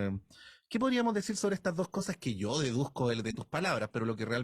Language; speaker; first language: Spanish; native; Spanish